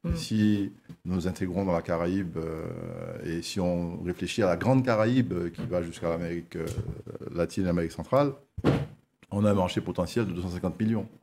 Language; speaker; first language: French; native; French